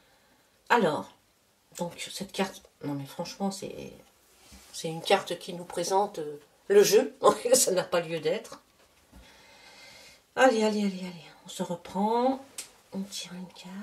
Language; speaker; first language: French; native; French